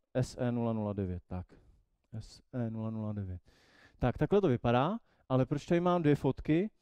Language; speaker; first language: Czech; native; Czech